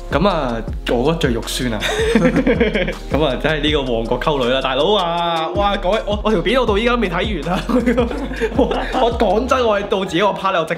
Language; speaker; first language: Chinese; native; Chinese